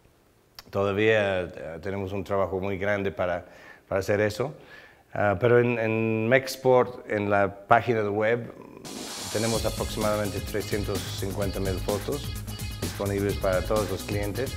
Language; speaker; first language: Spanish; non-native, fluent; English